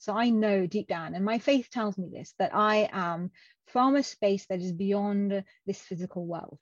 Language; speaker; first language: English; non-native, local second language; Punjabi